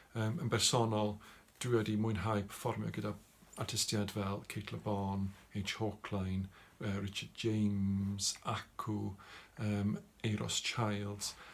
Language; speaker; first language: Welsh; non-native, local second language; English